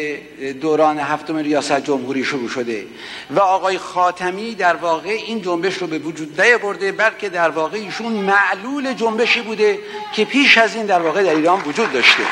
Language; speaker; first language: Persian; native; Persian